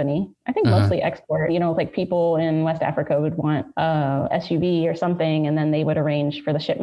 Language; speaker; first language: English; native; English